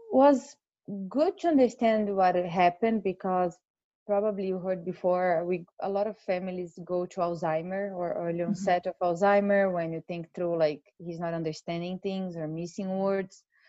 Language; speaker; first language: English; non-native, fluent; Portuguese